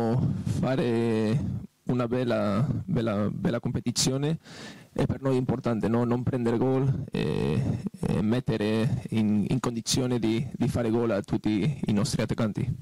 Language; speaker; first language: Italian; non-native, fluent; Spanish